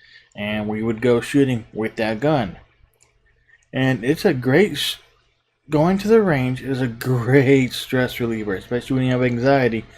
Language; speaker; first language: English; native; English